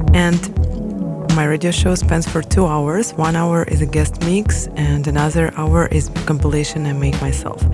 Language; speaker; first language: English; non-native, fluent; Ukrainian